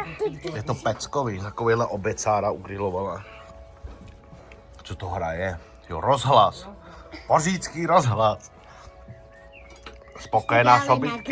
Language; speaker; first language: Czech; native; Czech